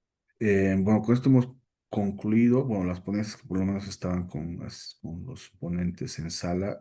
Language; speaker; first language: Spanish; native; Spanish